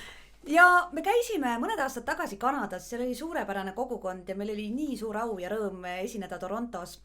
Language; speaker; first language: Estonian; native; Estonian